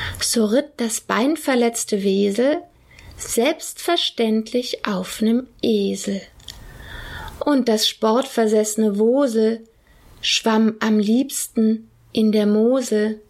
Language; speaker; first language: German; native; German